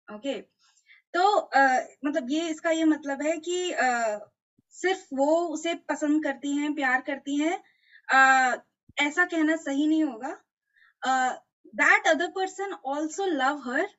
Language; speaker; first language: Hindi; native; Hindi